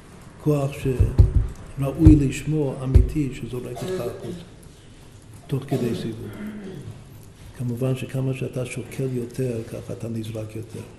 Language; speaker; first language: Hebrew; non-native, fluent; English